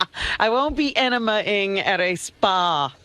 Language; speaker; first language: English; native; English